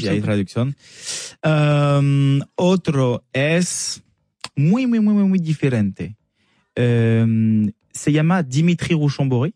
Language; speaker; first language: Spanish; non-native, learner; French